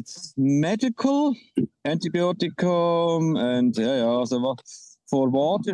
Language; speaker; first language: English; non-native, learner; Swiss German